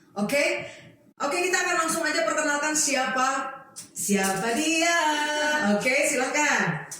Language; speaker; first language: Indonesian; native; Indonesian